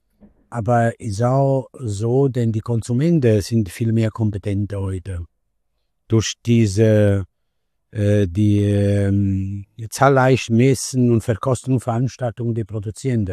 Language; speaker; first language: German; non-native, learner; Italian